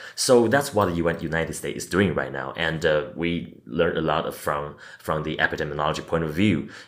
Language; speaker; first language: English; non-native, fluent; Chinese